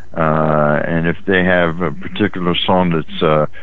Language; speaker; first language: English; native; English